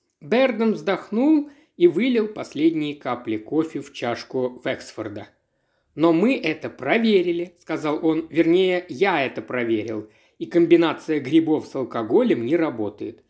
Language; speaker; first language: Russian; native; Russian